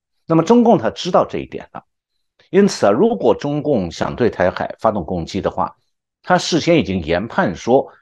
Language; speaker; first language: Chinese; native; Chinese